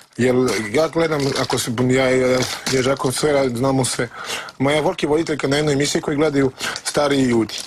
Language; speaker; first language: Bosnian; early bilingual, heritage; Serbian